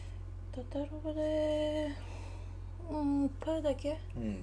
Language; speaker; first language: Japanese; non-native, learner; Tatar